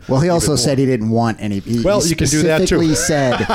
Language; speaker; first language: English; native; English